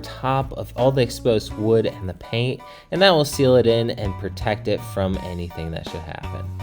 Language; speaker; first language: English; native; English